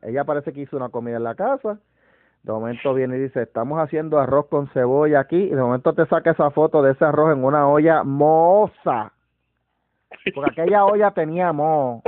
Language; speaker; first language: Spanish; native; Spanish